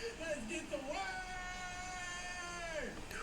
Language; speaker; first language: English; native; English